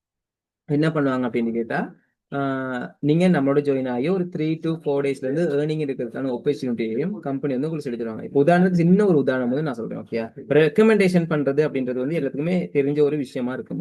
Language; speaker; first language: Tamil; native; Tamil